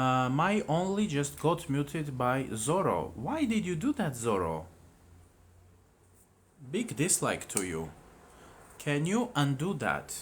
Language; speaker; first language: English; non-native, fluent; Armenian